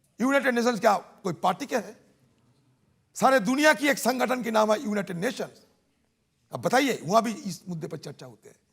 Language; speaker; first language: Hindi; non-native, local second language; Bangla